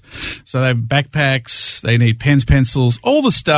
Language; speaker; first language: English; native; English